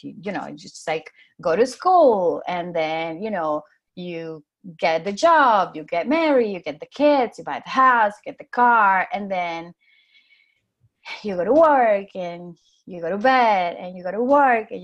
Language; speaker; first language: English; non-native, fluent; Spanish